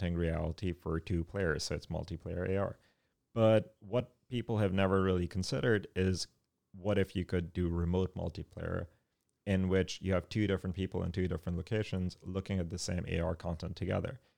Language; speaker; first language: English; non-native, local second language; Urdu